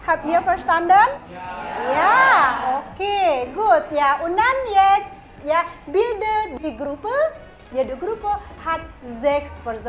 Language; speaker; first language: German; non-native, fluent; Indonesian